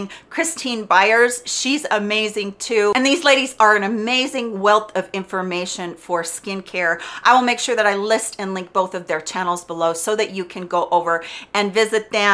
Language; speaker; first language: English; native; English